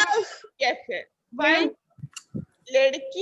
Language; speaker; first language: English; non-native, local second language; Malayalam